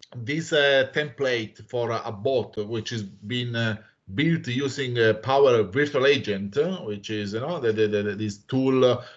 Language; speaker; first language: English; non-native, fluent; Italian